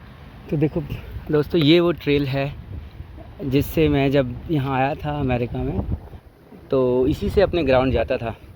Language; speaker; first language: Hindi; native; Hindi